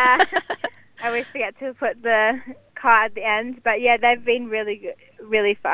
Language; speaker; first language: English; native; English